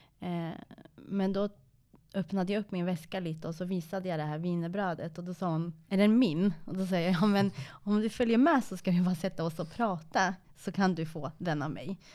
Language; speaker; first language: Swedish; early bilingual, other home language; Persian